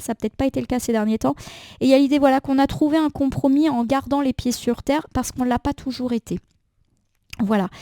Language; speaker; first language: French; native; French